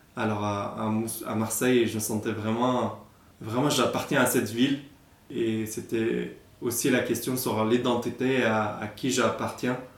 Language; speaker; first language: French; non-native, fluent; Arabic